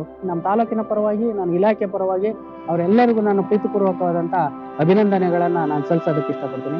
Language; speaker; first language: Kannada; native; Kannada